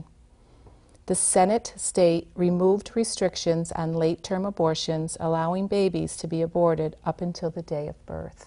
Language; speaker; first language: English; native; English